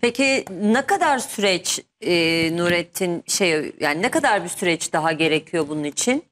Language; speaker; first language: Turkish; native; Turkish